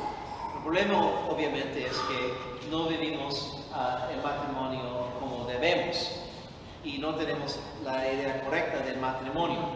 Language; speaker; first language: Spanish; non-native, fluent; English